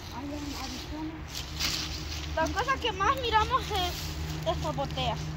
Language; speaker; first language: Spanish; early bilingual, heritage; Spanish